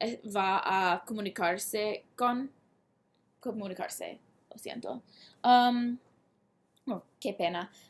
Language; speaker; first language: Spanish; non-native, learner; English